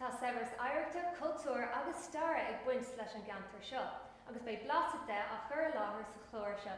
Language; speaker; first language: Irish; non-native, local second language; English